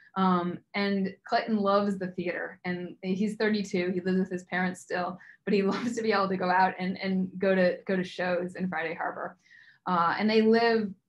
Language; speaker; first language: English; native; English